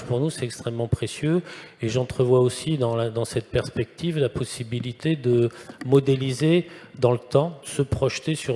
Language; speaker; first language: French; native; French